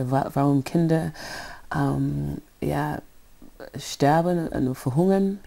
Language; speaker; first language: German; non-native, fluent; English